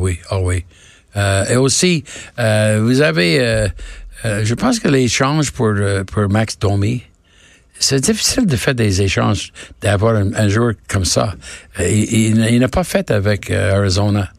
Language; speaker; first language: French; non-native, learner; English